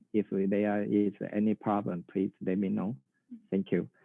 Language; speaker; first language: English; non-native, fluent; Chinese